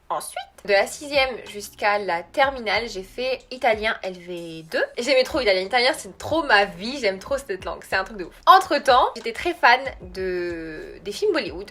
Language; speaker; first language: French; early bilingual, other home language; Arabic